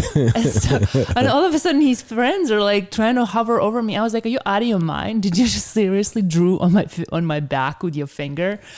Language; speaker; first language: English; early bilingual, other home language; Ukrainian